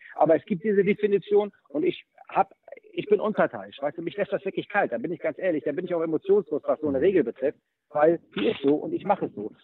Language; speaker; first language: German; native; German